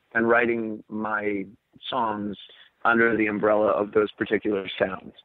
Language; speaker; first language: English; native; English